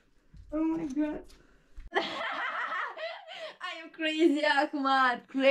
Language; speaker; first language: English; non-native, learner; Russian